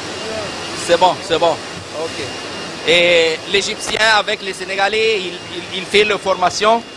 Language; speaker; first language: French; non-native, learner; Arabic